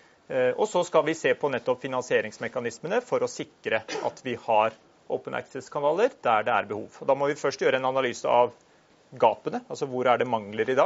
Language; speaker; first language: Norwegian; native; Norwegian